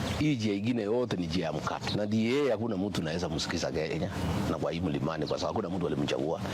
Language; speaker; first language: Swahili; non-native, local second language; Kikuyu